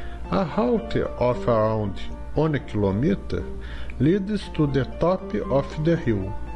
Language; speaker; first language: English; non-native, fluent; Portuguese